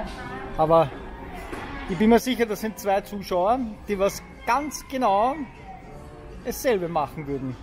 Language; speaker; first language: German; native; German